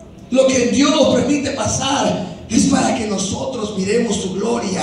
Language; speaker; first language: Spanish; native; Spanish